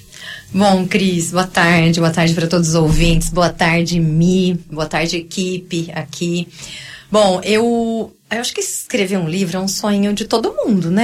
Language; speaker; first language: Portuguese; native; Portuguese